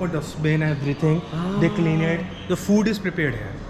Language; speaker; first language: English; non-native, local second language; Hindi